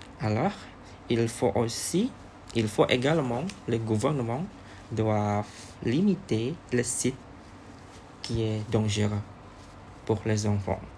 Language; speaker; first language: French; non-native, learner; Indonesian